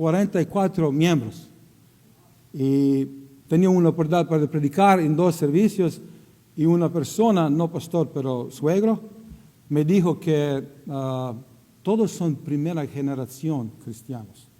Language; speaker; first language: Spanish; non-native, learner; Croatian